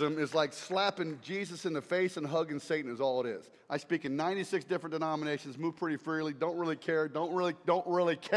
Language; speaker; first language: English; native; English